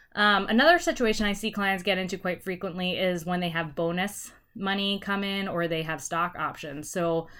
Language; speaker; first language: English; native; English